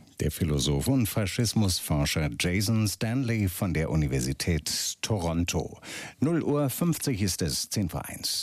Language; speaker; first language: German; native; German